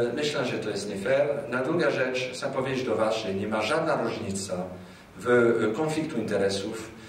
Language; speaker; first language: Polish; non-native, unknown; French